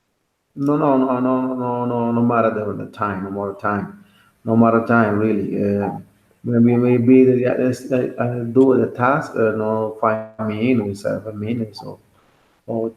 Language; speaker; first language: English; non-native, learner; Spanish